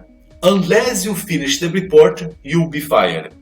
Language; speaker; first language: English; non-native, fluent; Portuguese